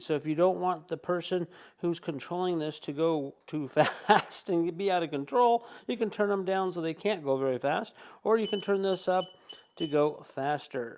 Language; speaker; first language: English; native; English